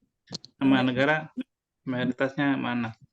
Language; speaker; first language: Indonesian; native; Indonesian